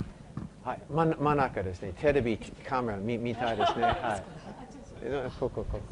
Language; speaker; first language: Japanese; non-native, learner; English